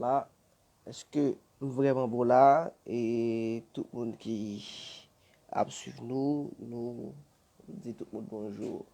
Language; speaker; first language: French; non-native, learner; Haitian Creole